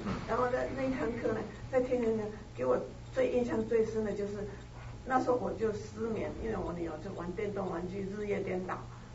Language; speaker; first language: Chinese; native; Chinese